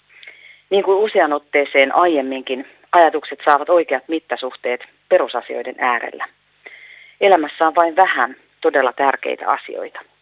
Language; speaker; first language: Finnish; native; Finnish